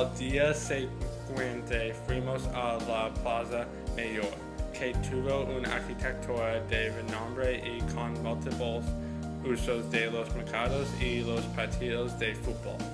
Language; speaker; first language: Spanish; non-native, learner; English